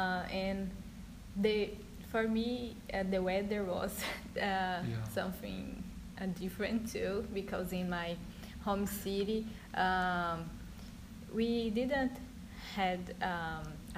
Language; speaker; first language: English; non-native, learner; Portuguese